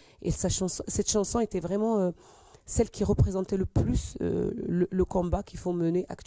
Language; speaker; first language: French; native; French